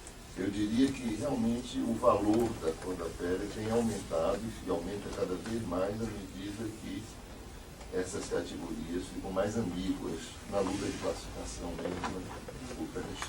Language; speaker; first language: Portuguese; native; Portuguese